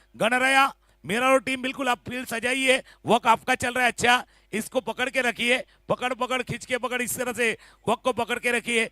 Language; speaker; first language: Hindi; non-native, local second language; Marathi